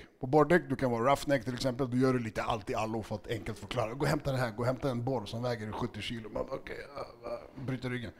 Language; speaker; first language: Swedish; early bilingual, other home language; Serbian